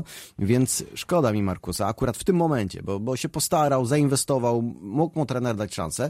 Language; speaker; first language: Polish; native; Polish